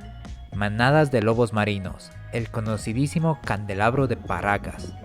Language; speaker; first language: Spanish; native; Spanish